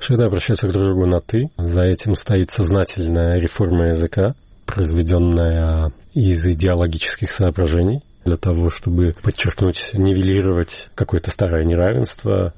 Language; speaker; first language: Russian; native; Russian